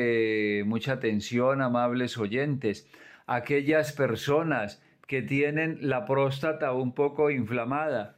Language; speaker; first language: Spanish; native; Spanish